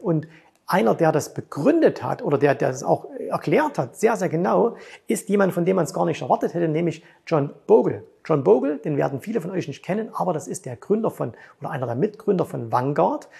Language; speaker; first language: German; native; German